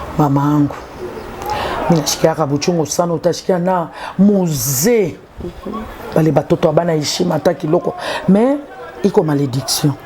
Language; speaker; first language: Swahili; native; Swahili